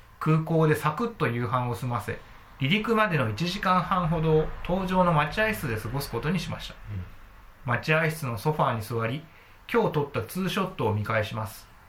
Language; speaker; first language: Japanese; native; Japanese